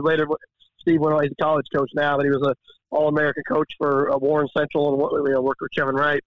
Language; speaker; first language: English; native; English